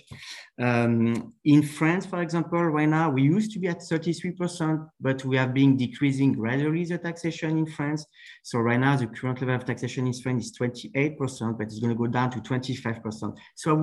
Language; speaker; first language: English; non-native, fluent; French